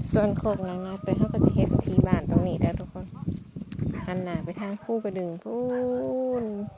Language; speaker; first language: Thai; native; Thai